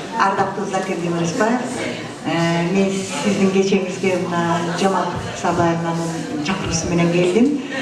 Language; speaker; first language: Kyrgyz; non-native, local second language; Russian